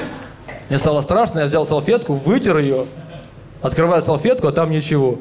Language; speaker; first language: Russian; native; Russian